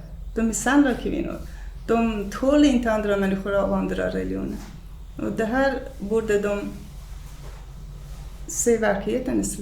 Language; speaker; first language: Swedish; non-native, fluent; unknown